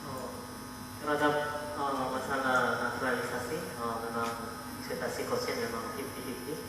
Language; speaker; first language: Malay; non-native, fluent; Korean